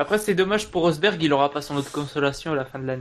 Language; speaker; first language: French; native; French